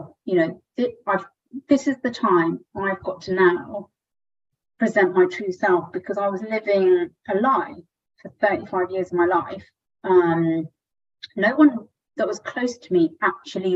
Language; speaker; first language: English; native; English